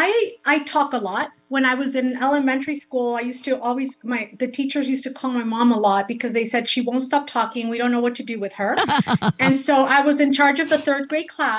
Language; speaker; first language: English; early bilingual, other home language; Spanish